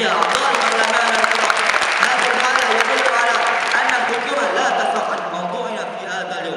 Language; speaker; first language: Arabic; non-native, learner; Malay